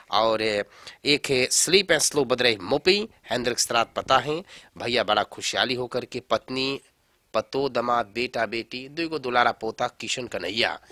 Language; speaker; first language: Hindi; early bilingual, heritage; Hindi